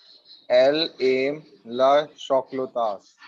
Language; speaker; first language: French; non-native, learner; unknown